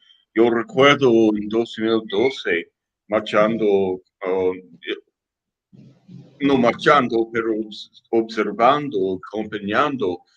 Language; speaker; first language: Spanish; non-native, fluent; English